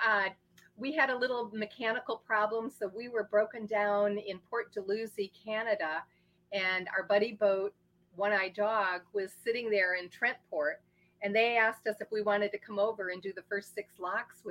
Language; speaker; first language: English; native; English